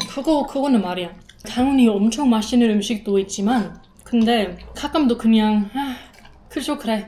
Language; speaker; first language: Korean; non-native, learner; German